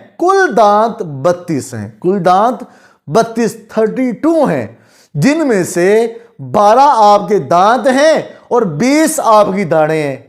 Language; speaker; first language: Urdu; non-native, local second language; Punjabi